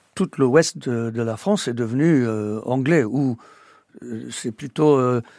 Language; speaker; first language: French; non-native, fluent; English